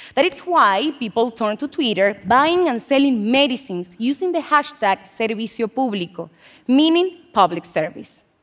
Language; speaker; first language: English; non-native, fluent; Spanish